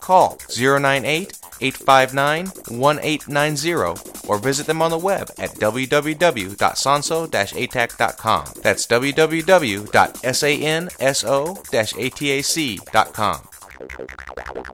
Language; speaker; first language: English; native; English